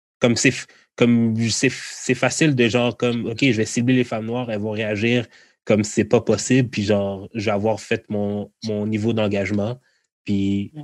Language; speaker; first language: French; native; French